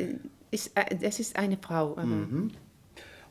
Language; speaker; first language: German; non-native, learner; Spanish